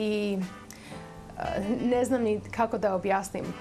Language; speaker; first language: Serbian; early bilingual, heritage; Serbian